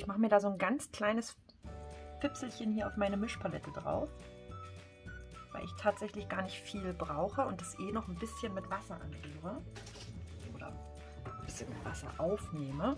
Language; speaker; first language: German; native; German